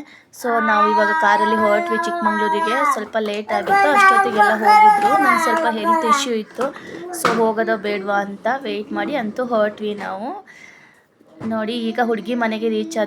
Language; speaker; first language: Kannada; native; Kannada